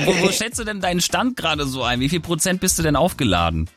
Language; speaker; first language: German; native; German